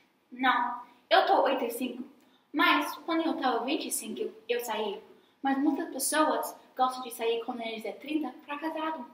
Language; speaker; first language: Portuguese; non-native, learner; English